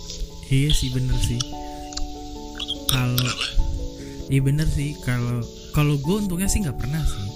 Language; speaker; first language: Indonesian; native; Indonesian